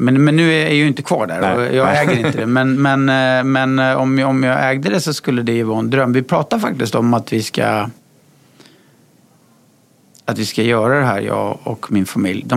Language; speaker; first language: Swedish; native; Swedish